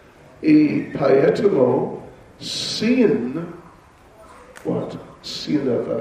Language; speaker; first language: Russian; non-native, learner; English